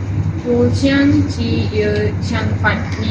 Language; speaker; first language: Chinese; non-native, learner; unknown